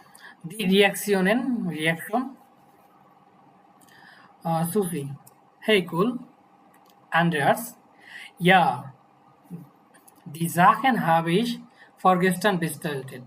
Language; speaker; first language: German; non-native, fluent; Bangla